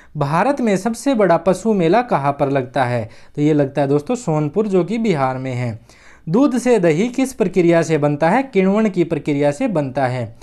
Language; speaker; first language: Hindi; native; Hindi